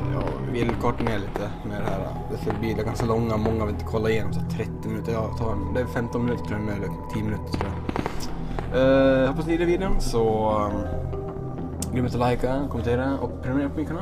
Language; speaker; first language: Swedish; native; Swedish